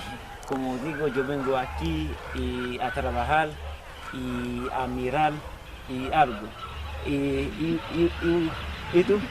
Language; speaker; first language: Spanish; non-native, learner; Haitian Creole